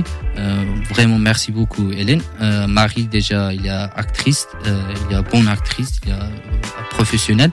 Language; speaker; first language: French; non-native, learner; Kurdish